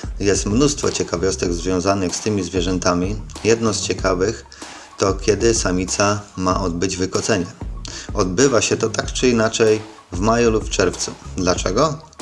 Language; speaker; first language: Polish; native; Polish